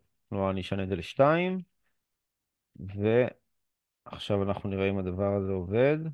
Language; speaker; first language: Hebrew; native; Hebrew